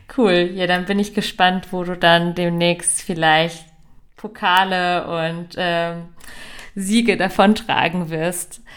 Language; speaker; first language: German; native; German